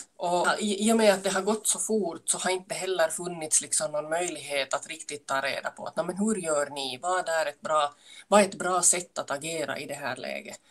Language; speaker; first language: Swedish; native; Swedish